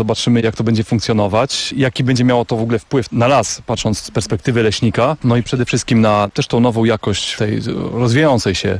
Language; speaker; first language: Polish; native; Polish